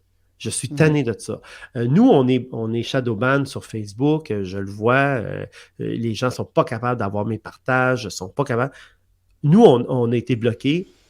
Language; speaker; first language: French; native; French